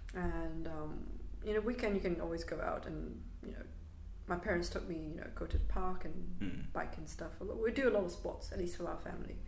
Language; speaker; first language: English; non-native, local second language; Cantonese